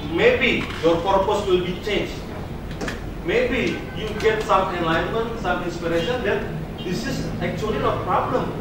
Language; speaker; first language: English; non-native, learner; Indonesian